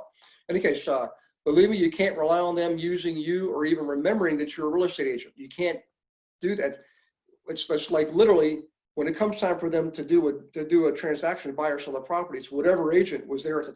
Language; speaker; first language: English; native; English